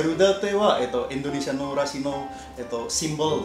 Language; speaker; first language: Japanese; non-native, learner; Indonesian